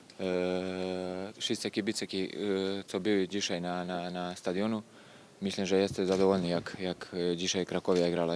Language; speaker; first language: Polish; non-native, learner; Serbian